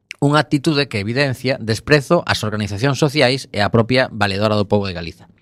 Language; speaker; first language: Galician; native; Galician